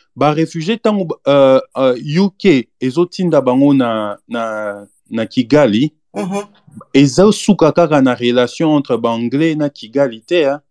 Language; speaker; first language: French; non-native, local second language; Lingala